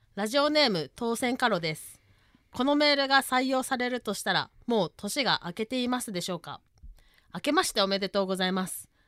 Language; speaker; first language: Japanese; native; Japanese